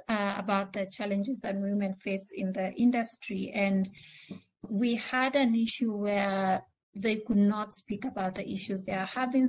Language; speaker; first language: English; non-native, local second language; Swahili